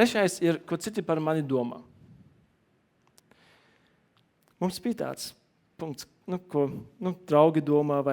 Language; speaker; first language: Latvian; non-native, learner; German